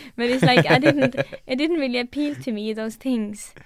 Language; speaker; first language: English; non-native, fluent; Norwegian